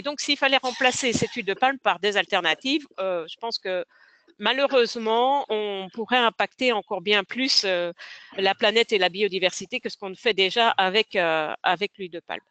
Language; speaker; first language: French; native; French